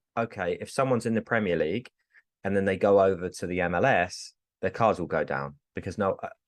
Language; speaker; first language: English; native; English